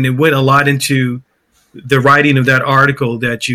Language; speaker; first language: English; native; English